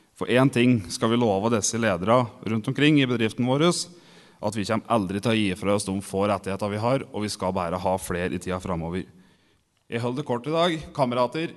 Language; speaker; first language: Norwegian; native; Norwegian